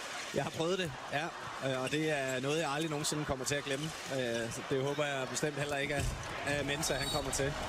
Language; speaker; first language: Danish; native; Danish